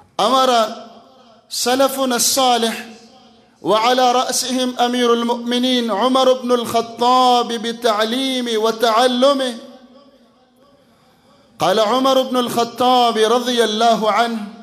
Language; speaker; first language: Arabic; non-native, fluent; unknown